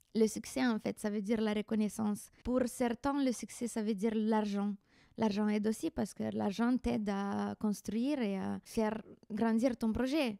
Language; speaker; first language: French; non-native, fluent; Romanian